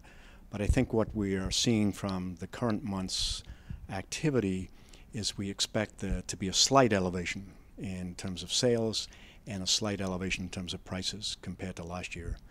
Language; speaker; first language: English; native; English